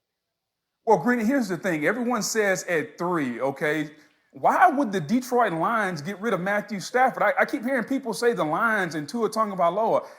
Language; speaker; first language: English; native; English